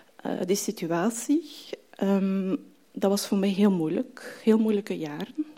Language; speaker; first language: Dutch; non-native, fluent; French